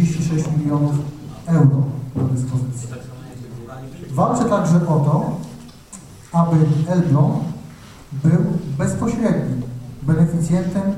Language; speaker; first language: Polish; native; Polish